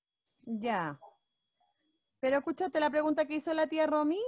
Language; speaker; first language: Spanish; native; Spanish